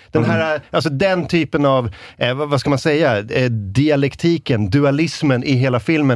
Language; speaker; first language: Swedish; native; Swedish